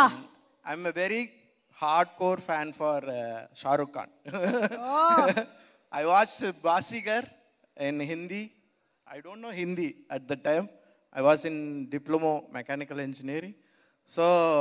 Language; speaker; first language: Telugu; non-native, learner; Tamil